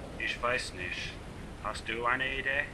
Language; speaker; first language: German; non-native, learner; English